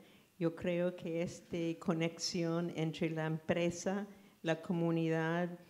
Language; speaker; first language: Spanish; non-native, fluent; English